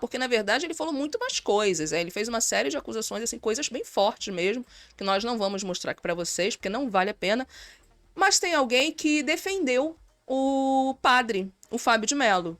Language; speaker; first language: Portuguese; native; Portuguese